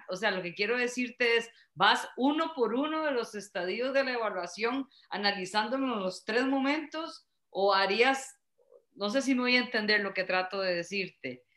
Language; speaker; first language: Spanish; native; Spanish